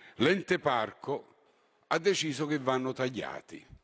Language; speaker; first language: Italian; native; Italian